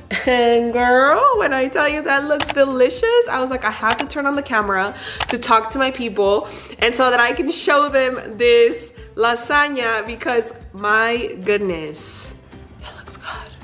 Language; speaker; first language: English; early bilingual, other home language; Spanish